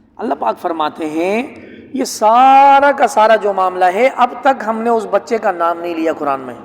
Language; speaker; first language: Urdu; non-native, local second language; Punjabi